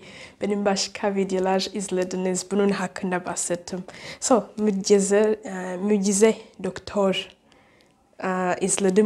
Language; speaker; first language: Turkish; non-native, learner; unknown